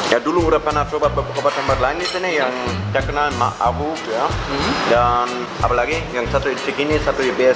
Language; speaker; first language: Indonesian; non-native, fluent; German